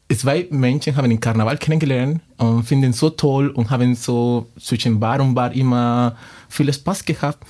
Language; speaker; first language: German; non-native, fluent; Spanish